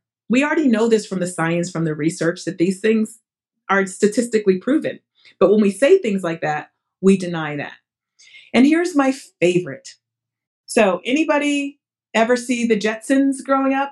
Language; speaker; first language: English; early bilingual, other home language; Portuguese